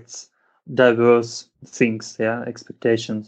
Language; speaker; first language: English; non-native, fluent; Russian